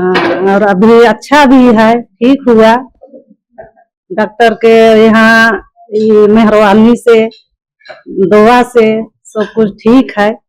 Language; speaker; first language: Hindi; non-native, local second language; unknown